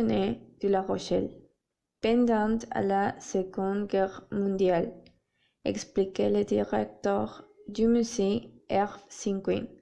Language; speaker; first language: French; non-native, learner; Spanish